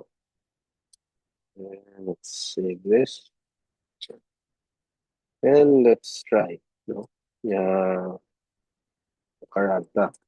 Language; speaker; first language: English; non-native, local second language; Cebuano